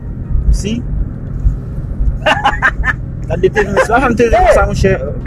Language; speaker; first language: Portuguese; non-native, learner; Haitian Creole